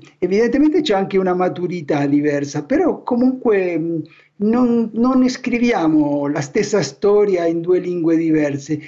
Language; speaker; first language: Italian; non-native, fluent; Spanish